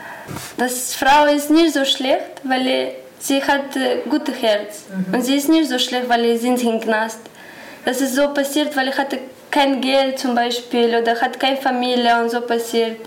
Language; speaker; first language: German; non-native, learner; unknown